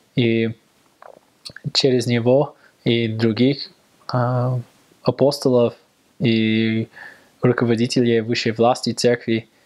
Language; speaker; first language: Russian; non-native, learner; English